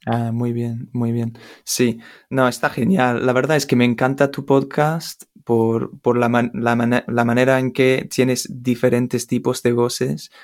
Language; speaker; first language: Spanish; non-native, fluent; English